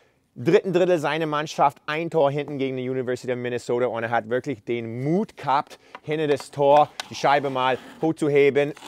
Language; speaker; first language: German; non-native, fluent; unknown